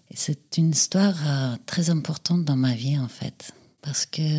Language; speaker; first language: French; non-native, fluent; Russian